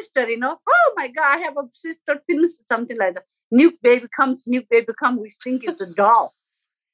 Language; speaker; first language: English; non-native, local second language; Sherpa